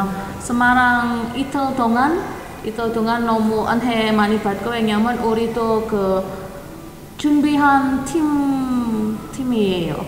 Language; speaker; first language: Korean; non-native, learner; Indonesian